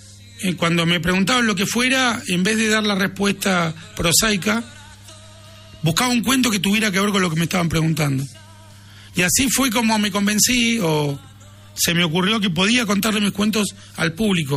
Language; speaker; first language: Spanish; native; Spanish